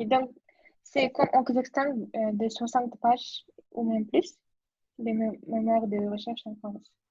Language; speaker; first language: French; non-native, learner; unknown